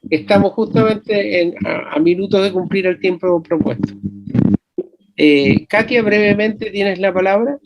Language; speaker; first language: Spanish; native; Spanish